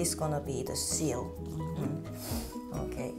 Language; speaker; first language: English; non-native, learner; Japanese